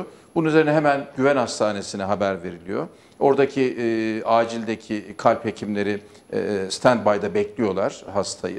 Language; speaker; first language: Turkish; native; Turkish